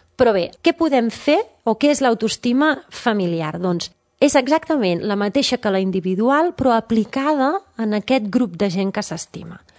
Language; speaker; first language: Catalan; native; Catalan